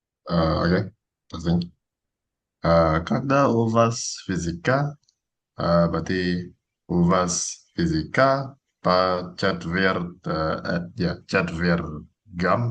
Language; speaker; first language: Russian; non-native, learner; Indonesian